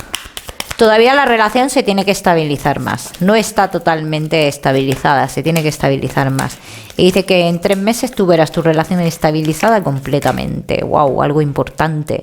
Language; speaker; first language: Spanish; native; Spanish